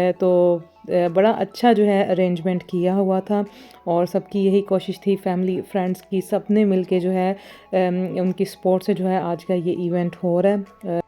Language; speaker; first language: Urdu; non-native, local second language; Punjabi